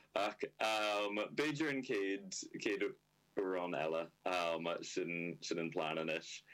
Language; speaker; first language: Irish; non-native, fluent; English